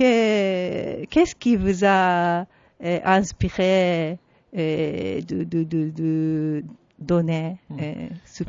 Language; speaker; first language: French; non-native, fluent; Japanese